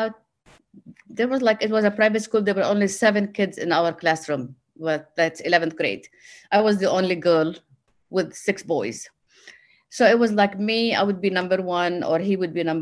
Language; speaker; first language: English; non-native, fluent; Arabic